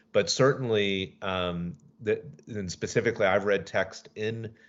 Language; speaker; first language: English; native; English